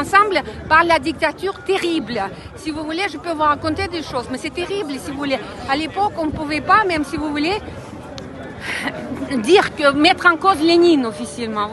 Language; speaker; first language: French; non-native, fluent; Russian